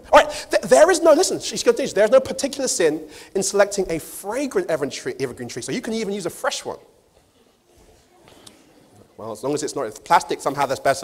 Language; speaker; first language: English; native; English